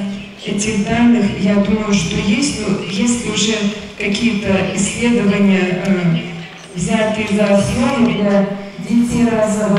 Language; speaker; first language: Russian; native; Russian